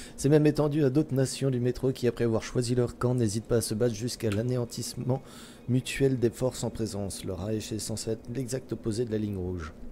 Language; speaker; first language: French; native; French